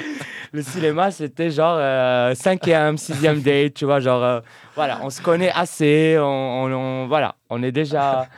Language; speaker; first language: French; non-native, local second language; Arabic